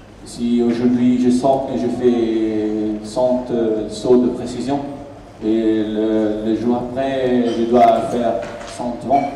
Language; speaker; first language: French; non-native, learner; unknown